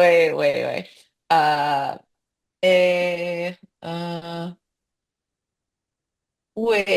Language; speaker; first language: French; non-native, learner; English